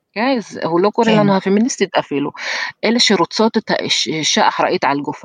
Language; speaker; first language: Hebrew; non-native, local second language; Arabic